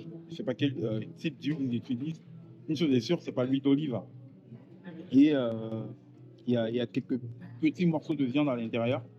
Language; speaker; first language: French; native; French